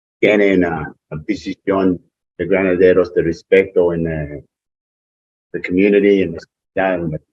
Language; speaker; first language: Spanish; non-native, learner; English